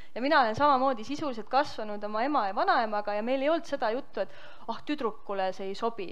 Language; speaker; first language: Estonian; native; Estonian